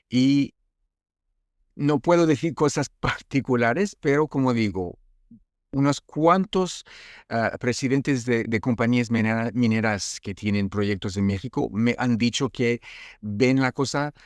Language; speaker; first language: Spanish; non-native, fluent; French